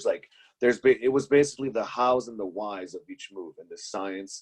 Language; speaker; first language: English; native; English